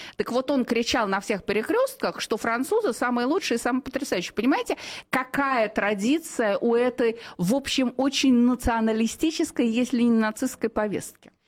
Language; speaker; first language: Russian; native; Russian